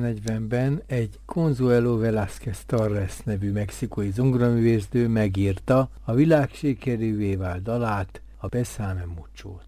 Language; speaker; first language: Hungarian; native; Hungarian